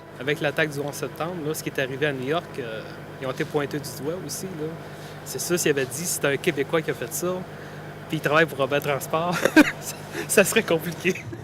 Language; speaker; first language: French; native; French